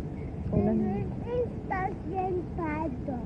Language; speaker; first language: Spanish; early bilingual, heritage; Spanish